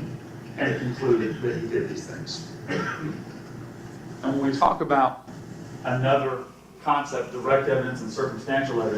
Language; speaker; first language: English; native; English